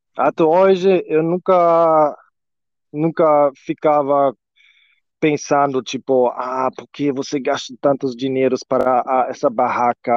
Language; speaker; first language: Portuguese; non-native, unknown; German